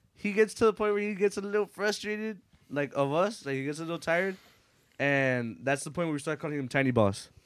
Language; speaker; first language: English; early bilingual, other home language; Spanish